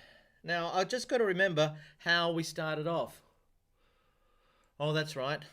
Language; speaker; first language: English; native; English